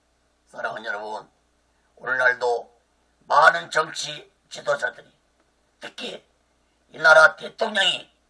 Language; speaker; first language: Korean; native; Korean